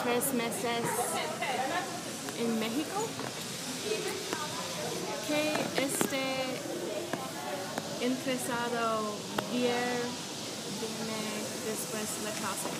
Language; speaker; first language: Spanish; non-native, learner; English